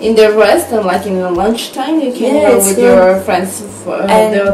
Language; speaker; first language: English; non-native, learner; Spanish